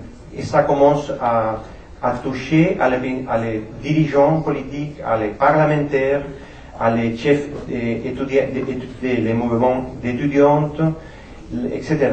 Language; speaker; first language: French; non-native, fluent; Spanish